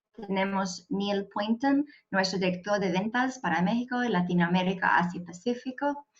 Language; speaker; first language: Spanish; non-native, learner; English